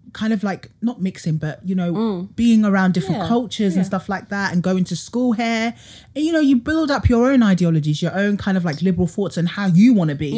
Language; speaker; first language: English; native; English